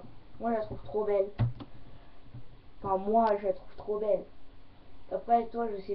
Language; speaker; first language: French; native; French